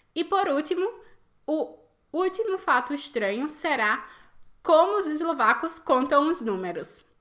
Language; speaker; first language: Portuguese; native; Portuguese